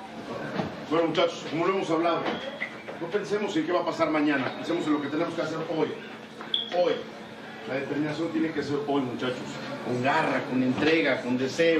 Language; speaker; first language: Spanish; native; Spanish